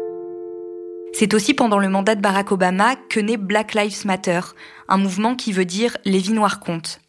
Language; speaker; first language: French; native; French